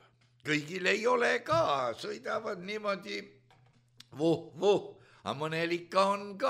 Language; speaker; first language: Estonian; native; Estonian